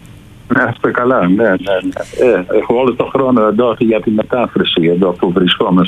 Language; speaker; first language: Greek; non-native, fluent; Dutch